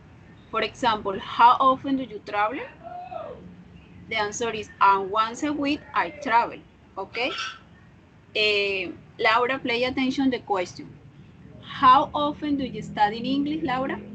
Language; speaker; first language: English; non-native, learner; Spanish